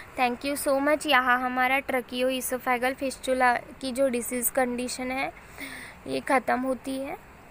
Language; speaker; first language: Hindi; non-native, local second language; Marathi